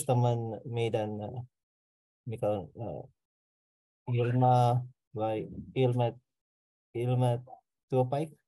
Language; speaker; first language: Finnish; non-native, learner; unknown